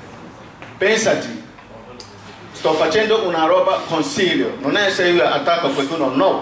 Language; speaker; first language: Italian; non-native, learner; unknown